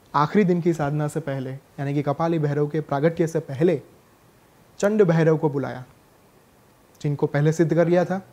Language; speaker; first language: Hindi; non-native, local second language; Gujarati